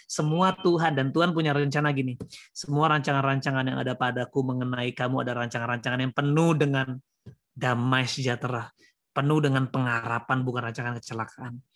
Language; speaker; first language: Indonesian; native; Indonesian